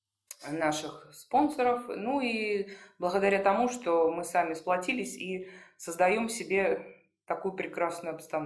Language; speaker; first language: Russian; native; Russian